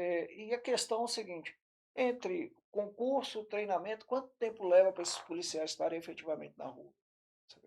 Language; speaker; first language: Portuguese; native; Portuguese